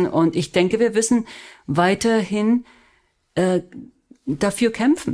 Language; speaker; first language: German; early bilingual, other home language; Spanish